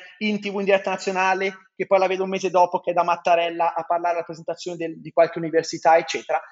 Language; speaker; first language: Italian; native; Italian